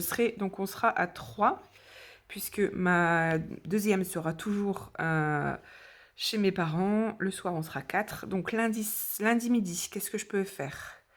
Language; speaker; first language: French; native; French